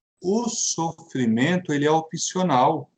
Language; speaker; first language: Portuguese; native; Portuguese